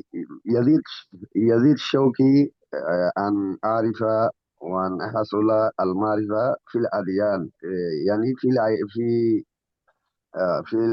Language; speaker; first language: Arabic; non-native, fluent; Urdu